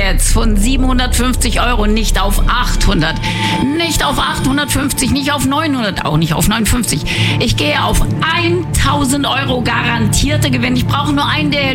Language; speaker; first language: German; native; German